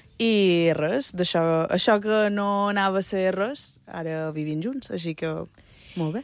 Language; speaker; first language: Catalan; early bilingual, other home language; Spanish